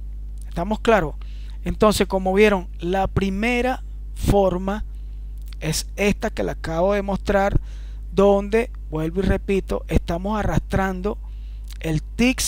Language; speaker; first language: Spanish; native; Spanish